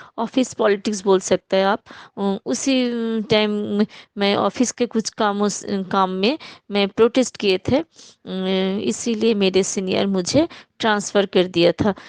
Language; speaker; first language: Hindi; non-native, local second language; Bangla